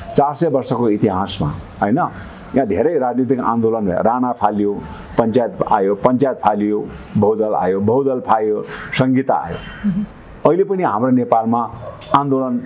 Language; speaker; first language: Nepali; non-native, local second language; Sherpa